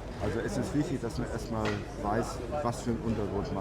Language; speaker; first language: German; native; German